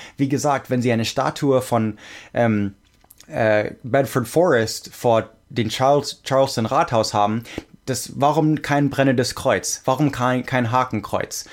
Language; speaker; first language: German; non-native, fluent; English